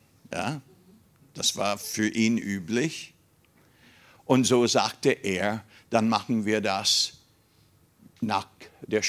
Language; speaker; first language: German; non-native, fluent; English